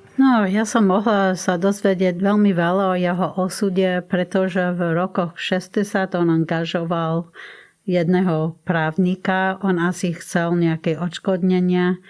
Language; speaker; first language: Slovak; non-native, fluent; English